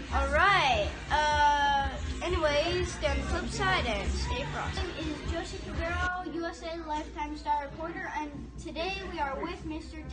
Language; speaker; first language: English; native; English